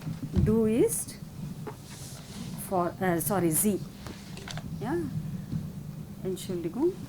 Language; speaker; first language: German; non-native, fluent; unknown